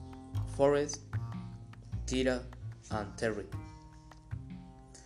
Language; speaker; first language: English; non-native, learner; Spanish